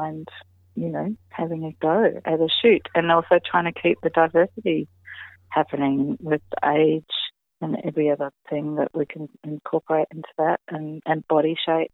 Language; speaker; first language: English; native; English